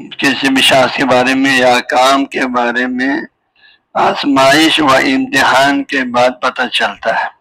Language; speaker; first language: Urdu; non-native, local second language; Balti